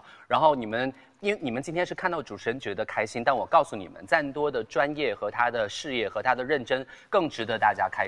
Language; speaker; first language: Chinese; native; Chinese